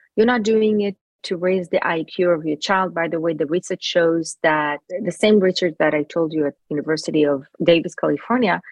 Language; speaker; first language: English; non-native, fluent; Hebrew